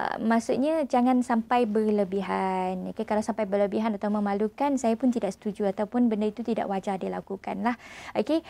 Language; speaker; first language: Malay; non-native, local second language; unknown